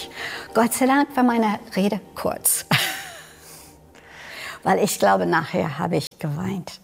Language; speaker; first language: German; non-native, fluent; English